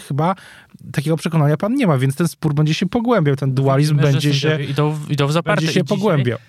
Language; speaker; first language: Polish; native; Polish